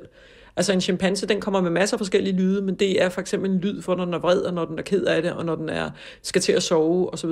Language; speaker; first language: Danish; native; Danish